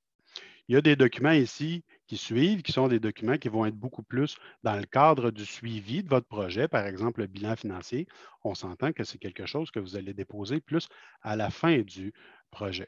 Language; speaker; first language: French; native; French